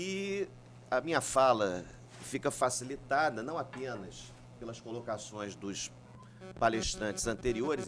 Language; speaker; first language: Portuguese; native; Portuguese